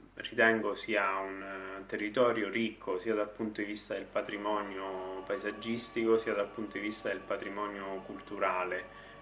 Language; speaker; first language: Italian; native; Italian